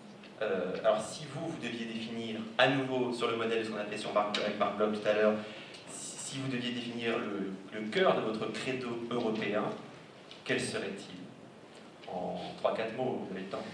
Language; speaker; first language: French; native; French